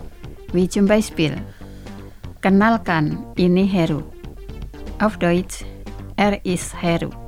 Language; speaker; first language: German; non-native, fluent; Indonesian